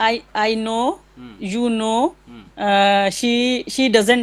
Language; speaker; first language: English; non-native, learner; Hindi